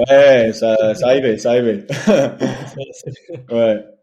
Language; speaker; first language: French; non-native, learner; English